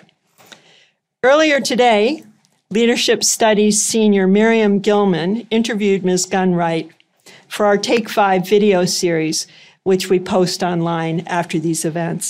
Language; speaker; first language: English; native; English